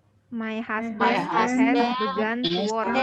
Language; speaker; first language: English; non-native, learner; Indonesian